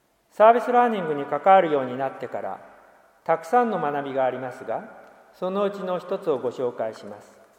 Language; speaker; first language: Japanese; native; Japanese